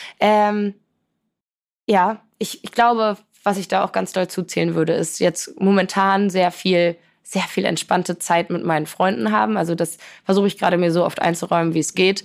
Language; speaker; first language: German; early bilingual, other home language; Polish